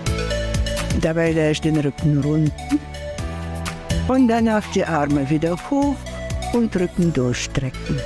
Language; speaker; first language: German; non-native, fluent; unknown